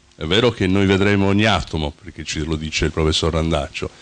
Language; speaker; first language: Italian; native; Italian